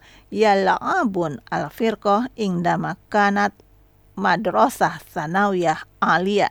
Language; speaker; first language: Arabic; non-native, learner; Indonesian